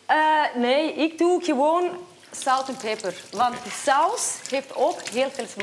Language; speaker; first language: Dutch; non-native, fluent; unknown